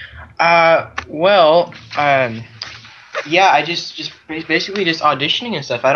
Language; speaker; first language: English; native; English